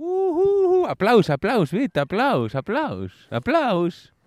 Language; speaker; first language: German; non-native, learner; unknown